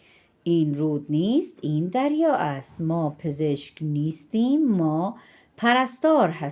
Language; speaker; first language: Persian; non-native, fluent; Urdu